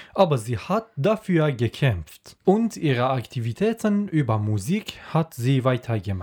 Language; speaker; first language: German; non-native, learner; Persian